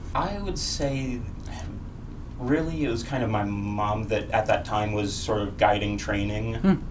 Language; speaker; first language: English; native; English